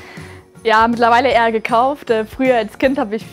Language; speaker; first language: German; native; German